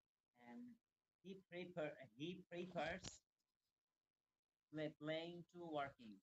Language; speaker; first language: English; non-native, learner; Bangla